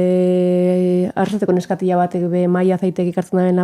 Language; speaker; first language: Basque; native; Basque